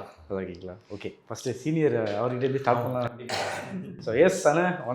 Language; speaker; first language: Tamil; native; Tamil